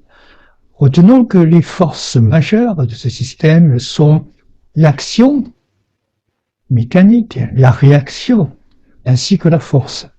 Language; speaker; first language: French; native; French